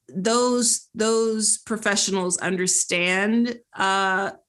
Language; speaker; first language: English; native; English